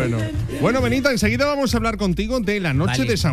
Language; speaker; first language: Spanish; native; Spanish